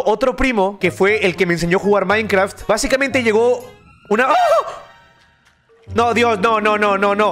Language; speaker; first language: Spanish; native; Spanish